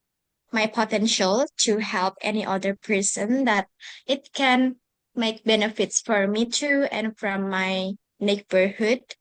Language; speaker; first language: English; non-native, learner; Indonesian